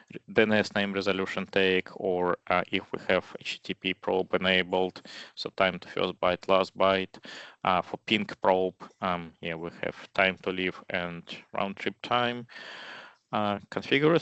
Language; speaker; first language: English; non-native, fluent; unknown